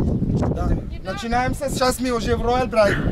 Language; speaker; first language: Russian; native; Russian